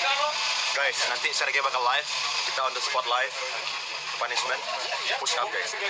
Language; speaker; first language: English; non-native, fluent; Indonesian